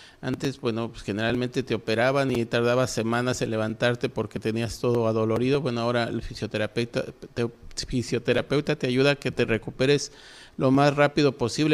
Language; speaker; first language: Spanish; native; Spanish